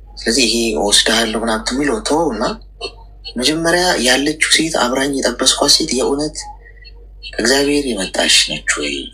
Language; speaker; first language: Amharic; native; Amharic